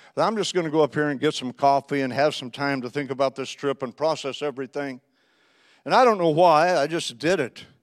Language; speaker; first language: English; native; English